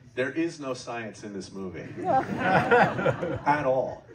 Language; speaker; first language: English; native; English